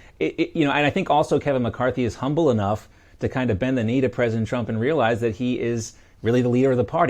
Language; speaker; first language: English; native; English